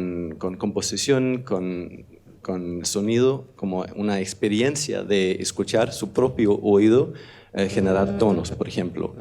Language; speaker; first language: Spanish; non-native, learner; Danish